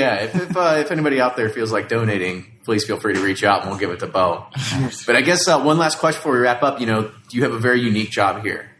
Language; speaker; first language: English; native; English